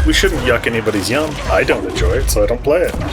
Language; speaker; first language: English; native; English